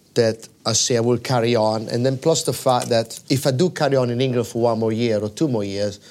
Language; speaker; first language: English; non-native, fluent; Italian